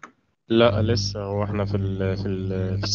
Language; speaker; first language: Arabic; native; Arabic